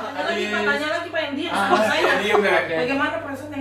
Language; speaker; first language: Indonesian; native; Indonesian